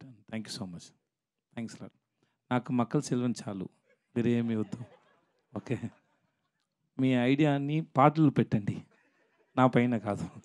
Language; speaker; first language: Telugu; non-native, learner; Tamil